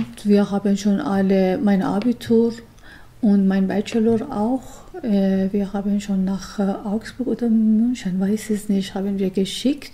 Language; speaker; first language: German; non-native, learner; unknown